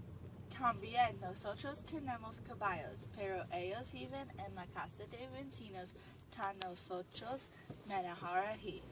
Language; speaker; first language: Spanish; non-native, learner; English